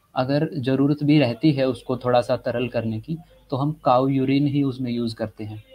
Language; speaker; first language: Hindi; native; Hindi